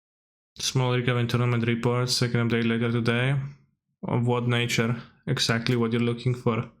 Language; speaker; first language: English; non-native, fluent; Polish